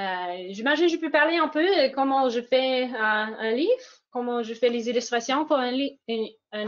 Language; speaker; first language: French; non-native, fluent; English